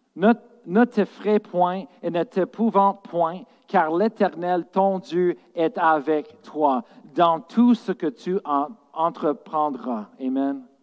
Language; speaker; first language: French; non-native, fluent; English